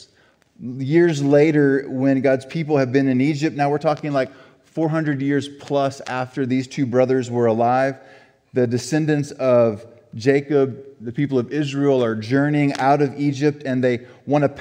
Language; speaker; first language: English; native; English